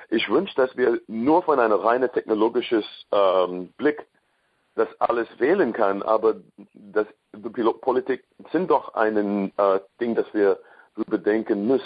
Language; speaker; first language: German; non-native, learner; English